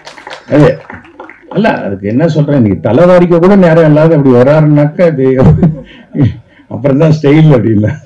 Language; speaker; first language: Tamil; native; Tamil